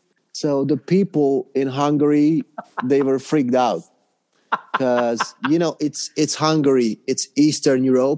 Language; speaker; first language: English; non-native, fluent; Hungarian